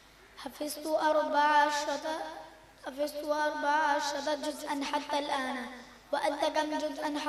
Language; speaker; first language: Arabic; non-native, learner; Urdu